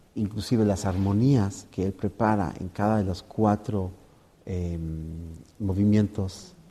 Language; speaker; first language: Spanish; native; Spanish